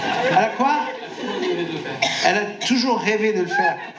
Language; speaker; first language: French; non-native, local second language; Punjabi